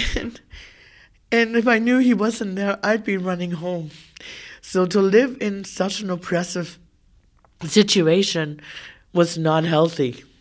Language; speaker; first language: English; native; English